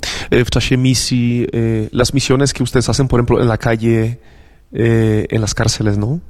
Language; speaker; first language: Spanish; non-native, fluent; Polish